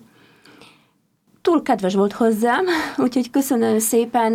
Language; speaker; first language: Hungarian; non-native, fluent; Polish